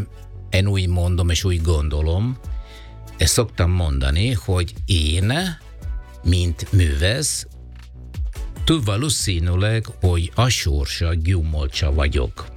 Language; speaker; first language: Hungarian; non-native, fluent; Italian